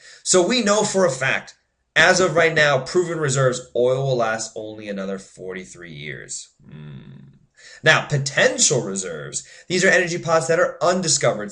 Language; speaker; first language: English; native; English